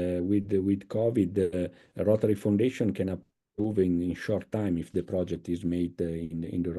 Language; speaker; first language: English; non-native, fluent; Italian